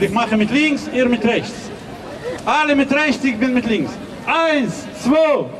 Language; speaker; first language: German; non-native, fluent; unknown